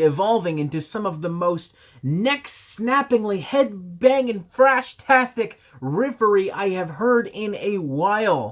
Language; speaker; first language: English; native; English